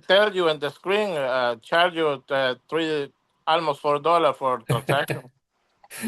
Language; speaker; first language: English; non-native, learner; Spanish